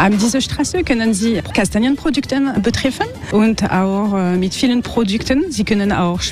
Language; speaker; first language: German; non-native, learner; French